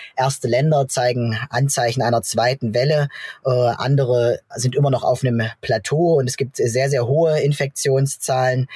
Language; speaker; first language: German; native; German